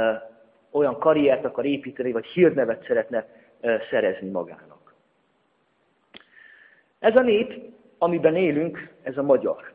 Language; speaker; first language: Hungarian; native; Hungarian